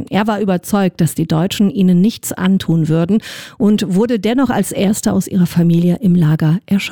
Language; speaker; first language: German; native; German